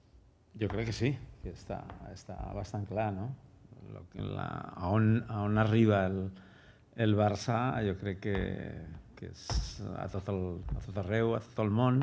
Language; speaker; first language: Catalan; non-native, local second language; Spanish